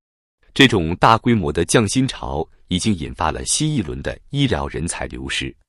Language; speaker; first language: Chinese; native; Chinese